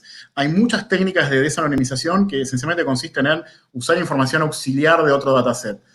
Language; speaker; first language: Spanish; native; Spanish